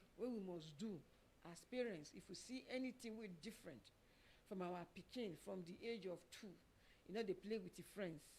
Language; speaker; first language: Nigerian Pidgin; non-native, local second language; Yoruba